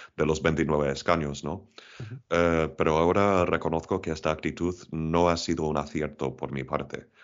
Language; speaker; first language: Spanish; non-native, fluent; English